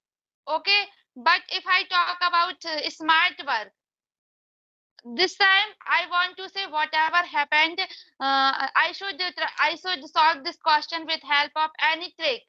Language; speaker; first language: English; non-native, learner; Hindi